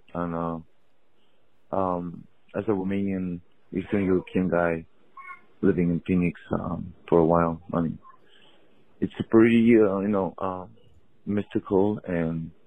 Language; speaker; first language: English; non-native, fluent; Romanian